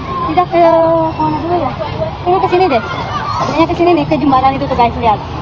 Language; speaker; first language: Indonesian; native; Indonesian